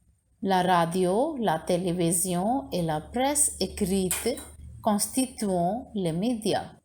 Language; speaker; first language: French; non-native, learner; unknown